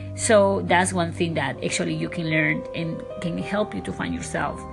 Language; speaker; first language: English; non-native, fluent; Spanish